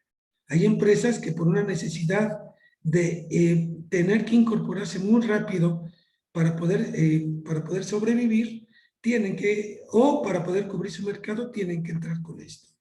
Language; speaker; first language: Spanish; native; Spanish